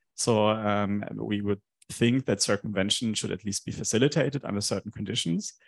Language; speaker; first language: English; non-native, fluent; German